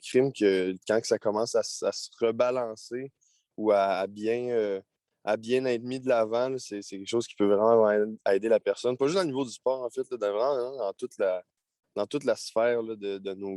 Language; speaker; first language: French; native; French